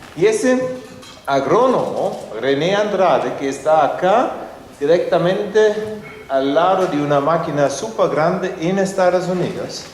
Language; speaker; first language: Spanish; non-native, fluent; German